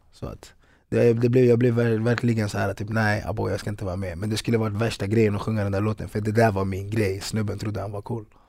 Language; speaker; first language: Swedish; early bilingual, other home language; Ganda